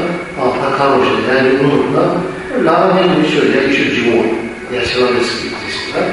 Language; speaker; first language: Russian; non-native, learner; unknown